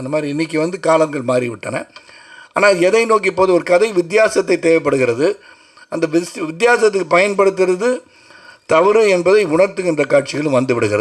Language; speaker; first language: Tamil; native; Tamil